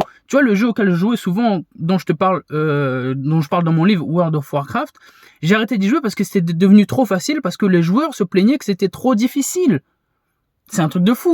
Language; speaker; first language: French; native; French